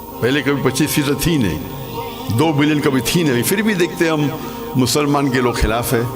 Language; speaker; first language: Urdu; non-native, local second language; English